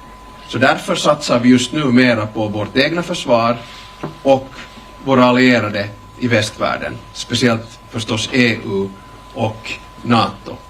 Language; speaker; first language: Swedish; native; Swedish